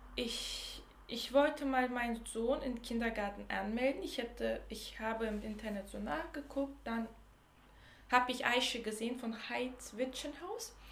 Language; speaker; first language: German; early bilingual, other home language; Turkish